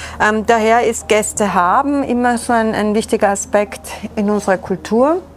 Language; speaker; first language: German; early bilingual, other home language; Persian